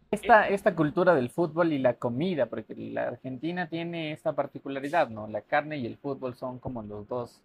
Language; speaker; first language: Spanish; native; Spanish